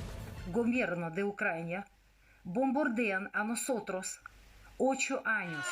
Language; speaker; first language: Spanish; non-native, learner; Russian